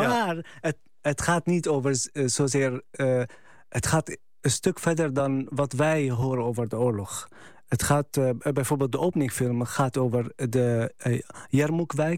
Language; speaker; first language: Dutch; non-native, fluent; Arabic